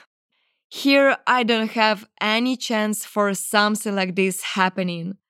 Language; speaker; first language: English; non-native, fluent; Ukrainian